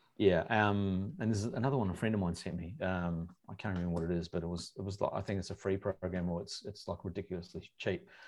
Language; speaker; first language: English; native; English